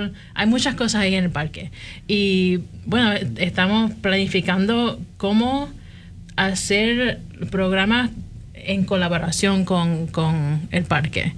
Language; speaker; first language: Spanish; early bilingual, heritage; Spanish